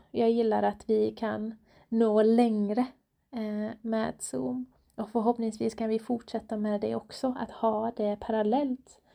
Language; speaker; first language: Swedish; non-native, fluent; Persian